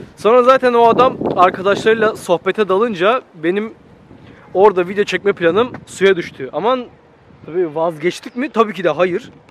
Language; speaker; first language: Turkish; native; Turkish